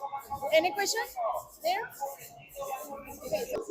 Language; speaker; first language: English; non-native, fluent; Spanish